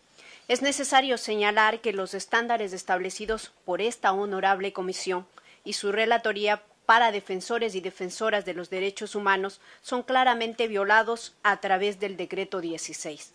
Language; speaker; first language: Spanish; native; Spanish